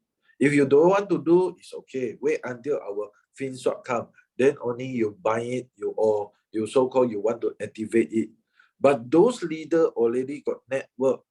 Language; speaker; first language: English; non-native, fluent; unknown